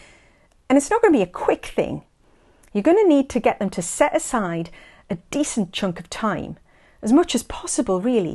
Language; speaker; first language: English; native; English